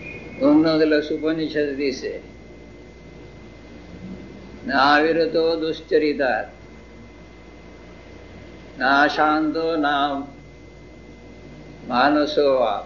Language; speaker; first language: Spanish; non-native, fluent; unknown